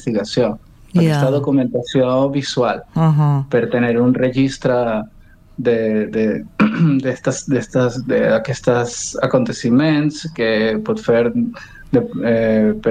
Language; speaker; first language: Catalan; non-native, learner; Spanish